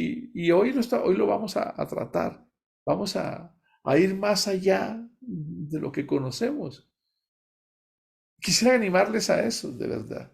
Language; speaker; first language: Spanish; native; Spanish